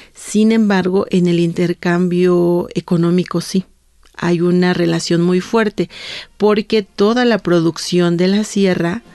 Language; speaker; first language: Spanish; native; Spanish